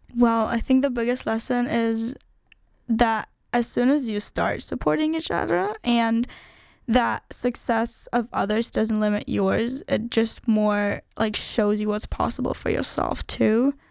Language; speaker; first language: English; non-native, fluent; German